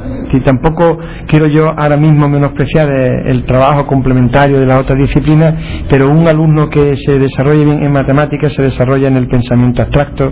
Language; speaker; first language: Spanish; native; Spanish